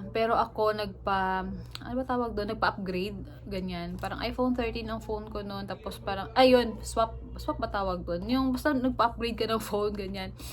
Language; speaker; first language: Filipino; native; Filipino